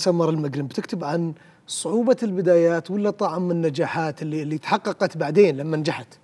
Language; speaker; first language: Arabic; native; Arabic